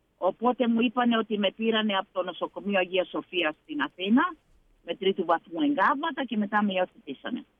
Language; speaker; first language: Greek; early bilingual, heritage; Greek